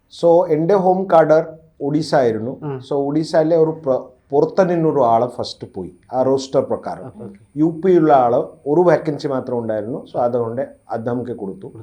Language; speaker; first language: Malayalam; non-native, local second language; Odia